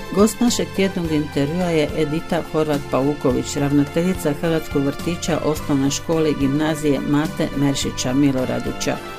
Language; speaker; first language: Bosnian; early bilingual, heritage; Croatian